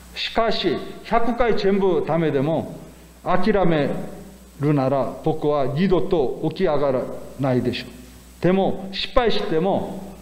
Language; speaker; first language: Japanese; non-native, fluent; Korean